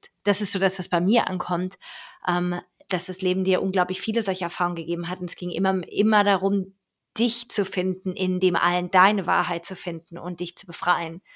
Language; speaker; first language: German; native; German